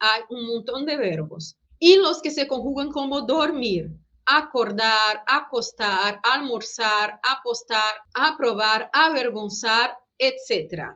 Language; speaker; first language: Spanish; non-native, fluent; Portuguese